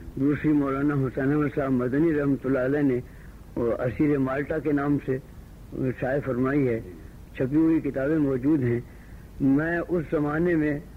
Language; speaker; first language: Urdu; native; Urdu